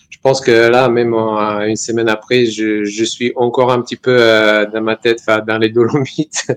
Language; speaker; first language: French; non-native, fluent; Serbian